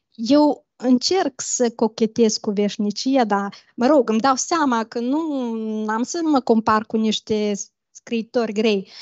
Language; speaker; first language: Romanian; native; Romanian